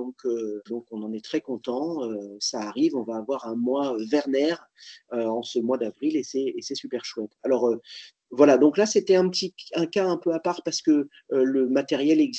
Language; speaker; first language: French; native; French